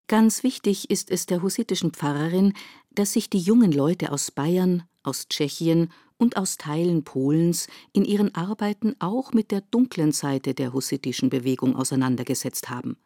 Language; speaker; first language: German; native; German